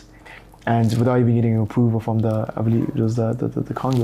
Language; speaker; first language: English; non-native, local second language; Shona